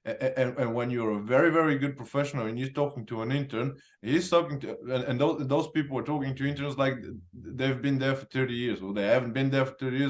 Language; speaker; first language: English; non-native, fluent; Bulgarian